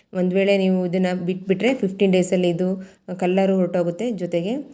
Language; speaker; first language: Kannada; native; Kannada